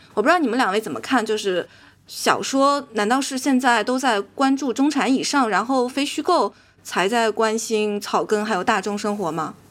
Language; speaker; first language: Chinese; native; Chinese